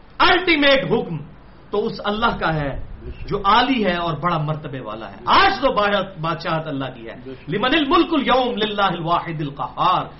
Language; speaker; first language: Urdu; non-native, local second language; Punjabi